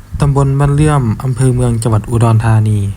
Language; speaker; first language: Thai; native; Thai